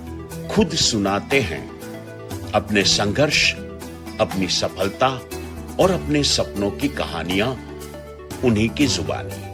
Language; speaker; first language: Hindi; non-native, local second language; Gujarati